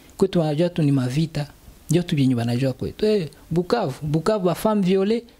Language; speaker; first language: Swahili; native; Swahili